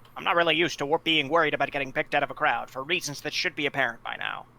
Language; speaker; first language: English; native; English